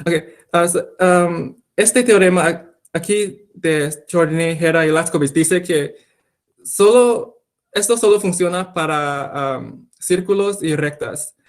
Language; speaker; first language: Spanish; non-native, fluent; English